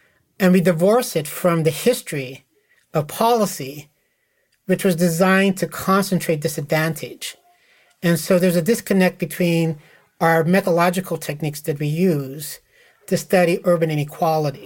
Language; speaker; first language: English; native; English